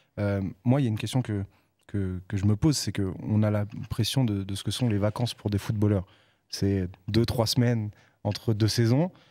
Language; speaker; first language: French; native; French